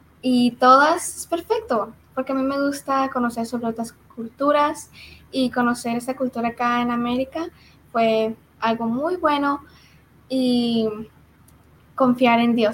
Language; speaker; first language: Spanish; early bilingual, heritage; Spanish